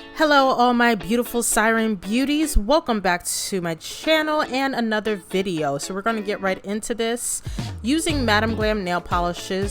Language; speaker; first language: English; native; English